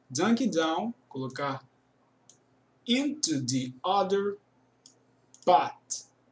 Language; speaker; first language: English; non-native, fluent; Portuguese